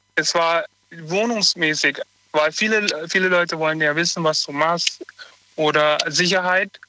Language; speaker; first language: German; native; German